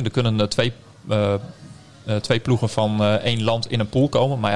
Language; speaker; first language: Dutch; native; Dutch